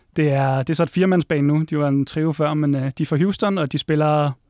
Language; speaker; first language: Danish; native; Danish